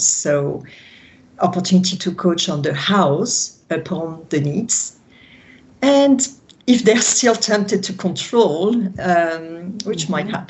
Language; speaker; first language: English; non-native, fluent; French